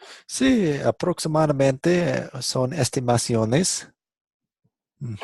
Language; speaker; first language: Spanish; non-native, fluent; English